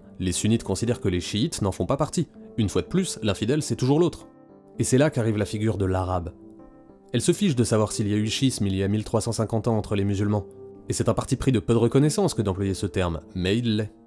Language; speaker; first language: French; native; French